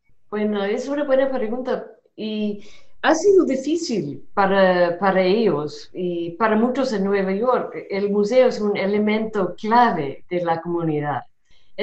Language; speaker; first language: Spanish; non-native, fluent; English